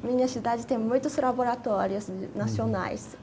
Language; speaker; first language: Portuguese; non-native, fluent; Japanese